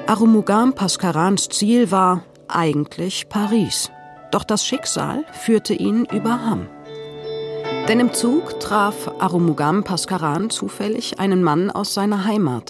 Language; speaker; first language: German; native; German